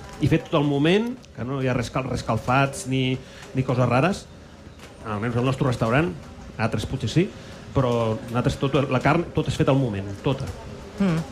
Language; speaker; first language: Catalan; native; Catalan